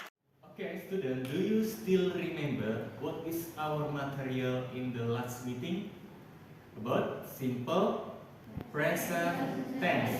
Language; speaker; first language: English; non-native, learner; Indonesian